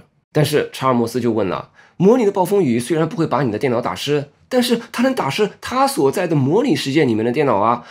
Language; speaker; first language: Chinese; native; Chinese